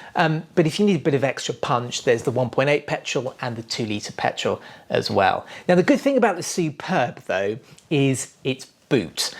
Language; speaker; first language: English; native; English